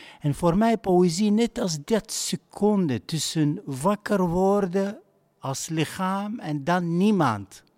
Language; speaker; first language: Dutch; non-native, fluent; Arabic